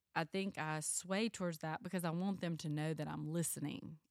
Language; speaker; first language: English; native; English